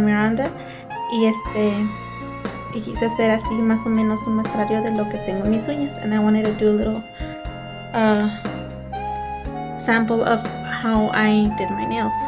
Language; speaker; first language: Spanish; early bilingual, heritage; Spanish